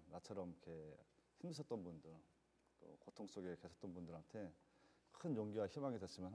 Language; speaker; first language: Korean; native; Korean